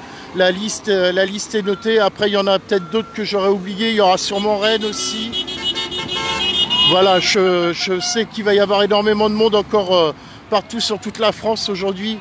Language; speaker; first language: French; native; French